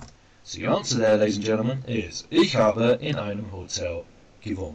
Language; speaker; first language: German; non-native, fluent; English